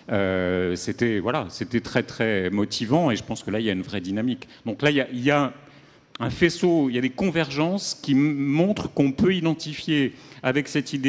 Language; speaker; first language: French; native; French